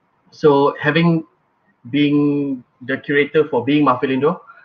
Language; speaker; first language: English; non-native, local second language; Malay